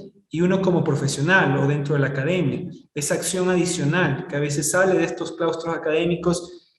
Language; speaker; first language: Spanish; native; Spanish